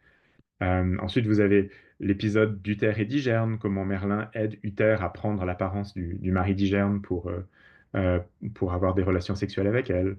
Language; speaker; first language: French; native; French